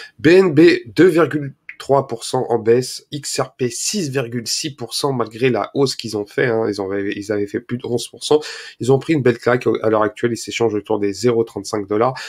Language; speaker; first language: French; native; French